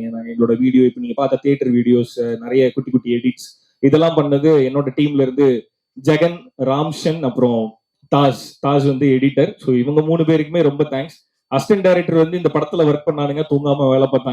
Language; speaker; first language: Tamil; native; Tamil